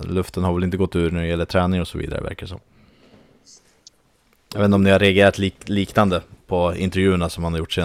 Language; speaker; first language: Swedish; native; Swedish